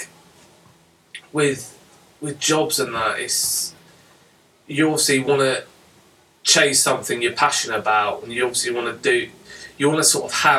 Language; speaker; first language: English; native; English